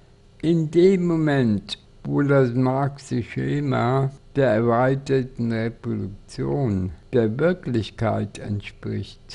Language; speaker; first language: German; native; German